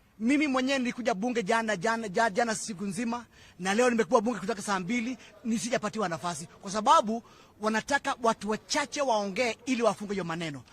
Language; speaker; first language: Swahili; non-native, local second language; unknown